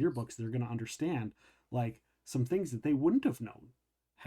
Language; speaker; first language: English; native; English